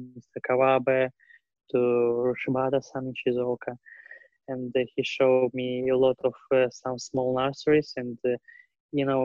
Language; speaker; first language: English; non-native, learner; Russian